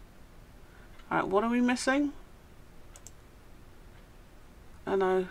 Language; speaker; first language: English; native; English